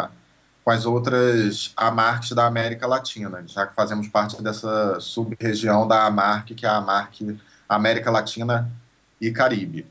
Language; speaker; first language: Portuguese; native; Portuguese